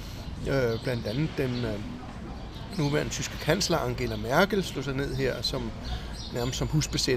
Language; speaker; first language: Danish; native; Danish